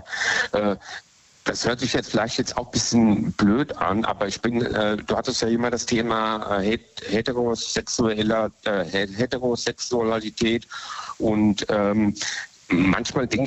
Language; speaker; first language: German; native; German